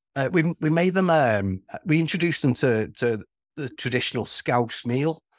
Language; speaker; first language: English; native; English